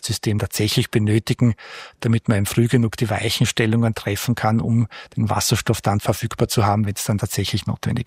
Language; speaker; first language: German; native; German